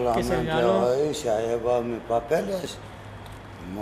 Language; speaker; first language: Spanish; non-native, learner; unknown